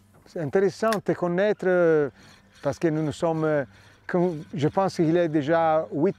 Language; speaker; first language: French; non-native, fluent; Italian